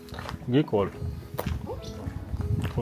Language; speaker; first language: Japanese; non-native, learner; French